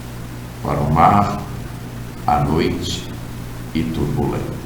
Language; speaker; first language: Portuguese; native; Portuguese